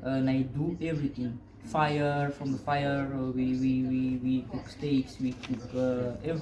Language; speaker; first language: English; non-native, learner; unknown